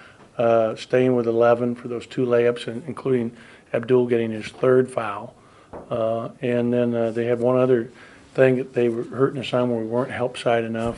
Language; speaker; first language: English; native; English